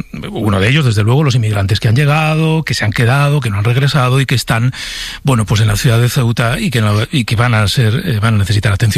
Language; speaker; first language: Spanish; native; Spanish